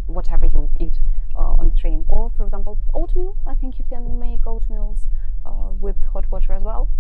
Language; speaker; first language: English; non-native, fluent; Russian